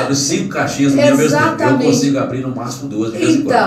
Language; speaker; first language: Portuguese; native; Portuguese